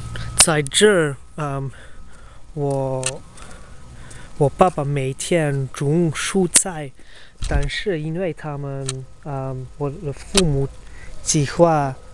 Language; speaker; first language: Chinese; non-native, learner; Dutch